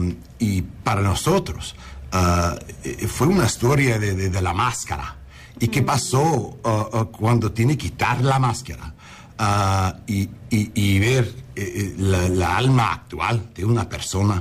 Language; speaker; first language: Spanish; non-native, learner; English